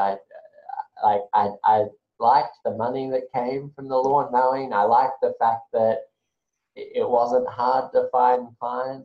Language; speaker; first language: English; native; English